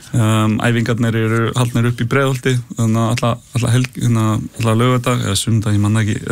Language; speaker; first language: Icelandic; early bilingual, heritage; Icelandic